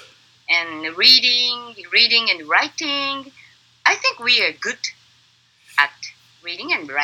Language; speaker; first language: English; non-native, learner; Japanese